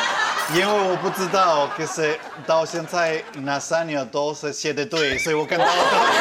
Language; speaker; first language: Chinese; non-native, fluent; Spanish